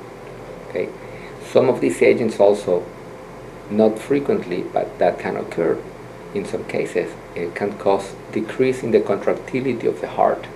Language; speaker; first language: English; non-native, fluent; Spanish